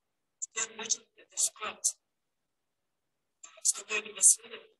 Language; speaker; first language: Russian; non-native, local second language; Kyrgyz